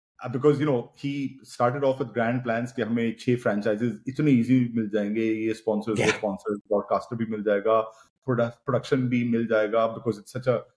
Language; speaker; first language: English; non-native, local second language; Hindi